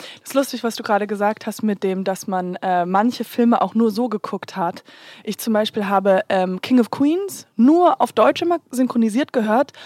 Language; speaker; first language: German; native; German